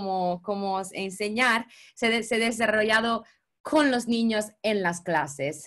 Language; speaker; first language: Spanish; non-native, fluent; Italian